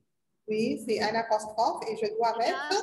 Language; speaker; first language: French; non-native, learner; Arabic